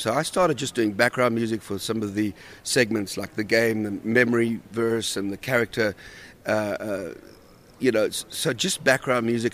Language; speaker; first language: English; native; English